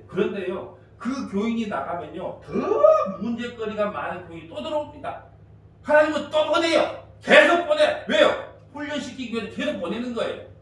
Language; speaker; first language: Korean; native; Korean